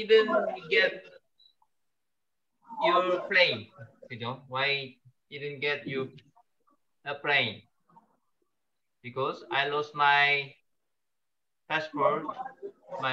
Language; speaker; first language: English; non-native, learner; Korean